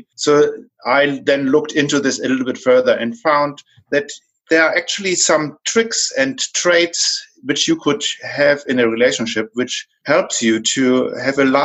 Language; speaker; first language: English; non-native, fluent; German